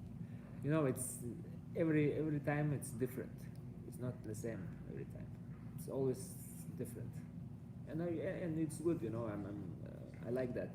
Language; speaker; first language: English; non-native, learner; Russian